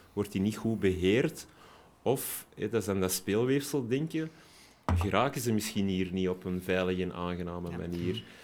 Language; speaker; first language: Dutch; native; Dutch